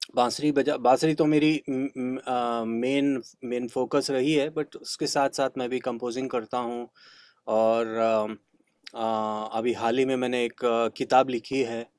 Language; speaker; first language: Hindi; non-native, local second language; Kannada